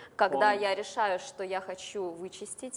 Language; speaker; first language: Russian; native; Russian